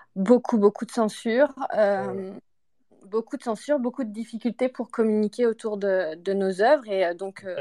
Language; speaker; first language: French; native; French